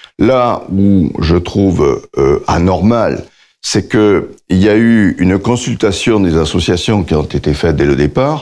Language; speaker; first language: French; native; French